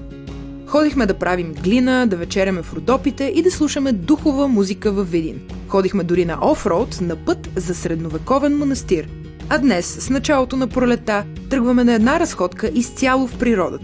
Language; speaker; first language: Bulgarian; native; Bulgarian